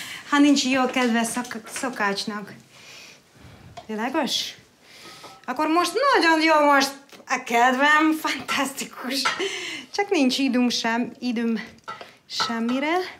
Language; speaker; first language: Hungarian; non-native, learner; Russian